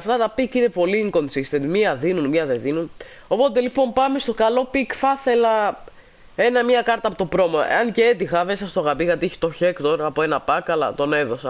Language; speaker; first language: Greek; native; Greek